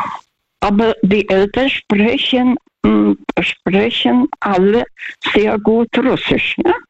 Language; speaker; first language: German; early bilingual, heritage; Russian